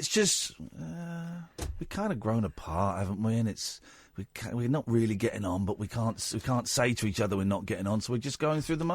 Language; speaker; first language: English; native; English